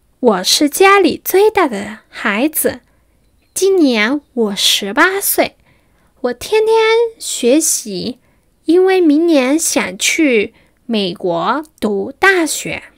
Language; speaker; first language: Chinese; non-native, fluent; Spanish